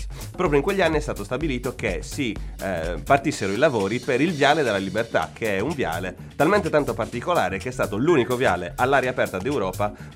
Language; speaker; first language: Italian; native; Italian